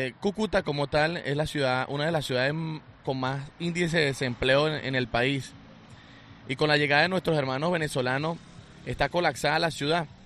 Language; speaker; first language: Spanish; native; Spanish